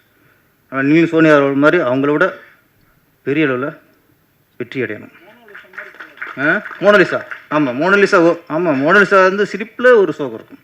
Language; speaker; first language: Tamil; native; Tamil